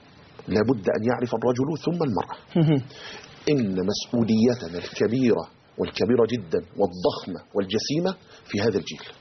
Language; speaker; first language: Arabic; native; Arabic